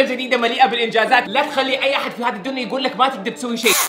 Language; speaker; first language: Arabic; native; Arabic